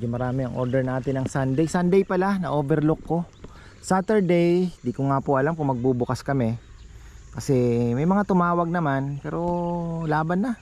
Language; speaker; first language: Filipino; native; Filipino